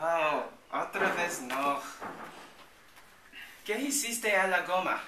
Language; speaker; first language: Spanish; non-native, learner; English